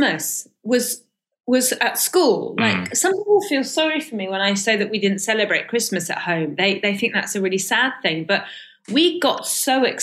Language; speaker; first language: English; early bilingual, other home language; Persian